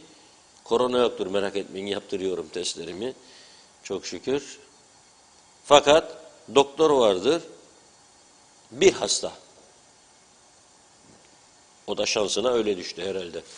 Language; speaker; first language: Turkish; native; Turkish